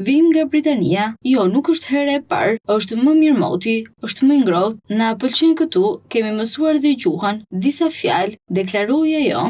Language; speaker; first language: Albanian; native; Albanian